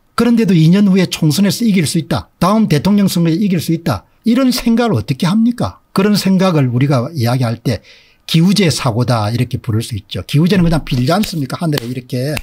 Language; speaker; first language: Korean; native; Korean